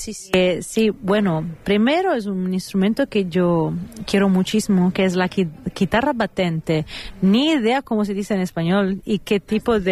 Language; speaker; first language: Spanish; non-native, fluent; Italian